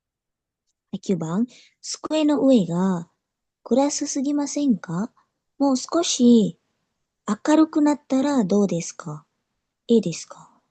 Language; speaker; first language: Japanese; non-native, learner; Indonesian